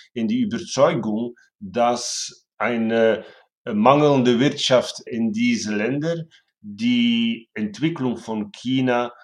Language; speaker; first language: German; non-native, fluent; Dutch